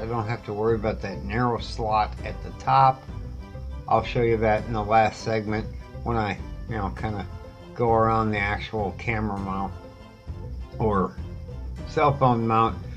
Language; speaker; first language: English; native; English